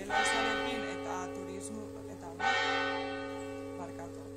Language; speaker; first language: Basque; non-native, learner; Spanish